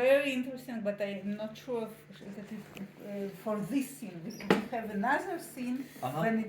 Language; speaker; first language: English; non-native, learner; Russian